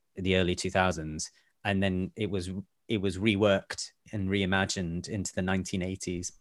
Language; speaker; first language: English; native; English